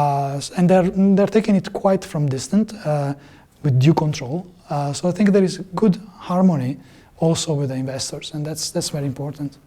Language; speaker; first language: English; non-native, fluent; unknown